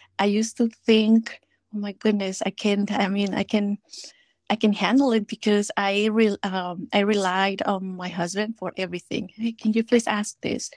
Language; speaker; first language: English; non-native, fluent; Spanish